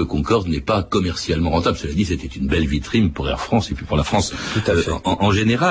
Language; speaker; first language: French; native; French